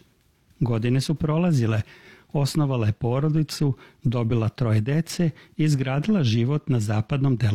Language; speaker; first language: Serbian; native; Serbian